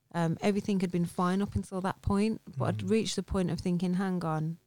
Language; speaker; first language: English; native; English